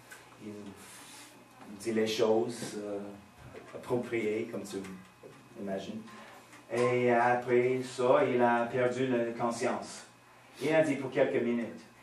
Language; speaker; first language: French; non-native, fluent; English